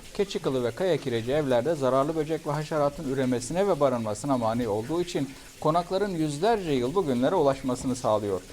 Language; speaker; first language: Turkish; native; Turkish